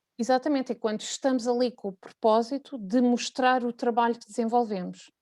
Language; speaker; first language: Portuguese; native; Portuguese